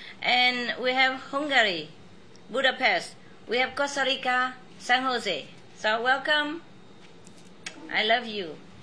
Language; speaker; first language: English; non-native, fluent; Vietnamese